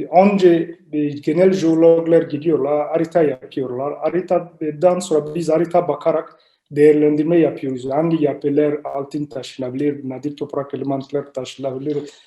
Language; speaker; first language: Turkish; non-native, learner; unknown